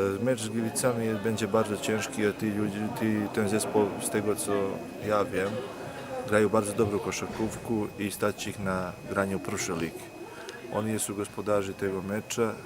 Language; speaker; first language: Polish; non-native, learner; Serbian